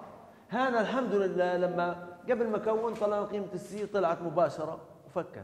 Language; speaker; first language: Arabic; native; Arabic